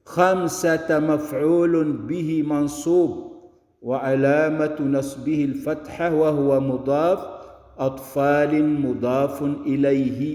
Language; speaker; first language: Arabic; non-native, fluent; Filipino